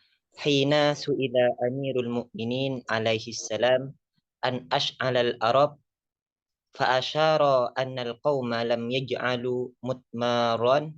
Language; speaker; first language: Arabic; non-native, learner; Indonesian